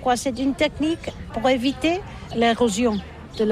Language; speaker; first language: French; non-native, learner; Catalan